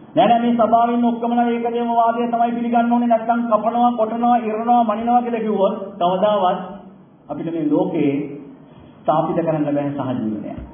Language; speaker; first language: Sinhala; non-native, local second language; Tamil